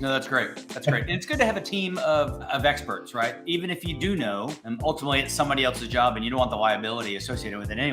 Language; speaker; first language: English; native; English